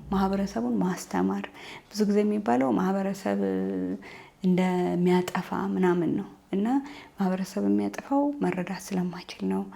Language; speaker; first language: Amharic; native; Amharic